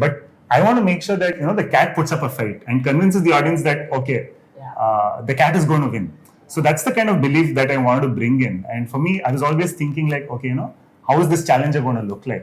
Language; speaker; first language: English; non-native, local second language; Kannada